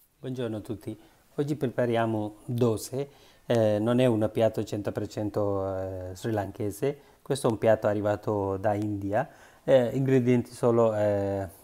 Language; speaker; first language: Italian; non-native, learner; Sinhala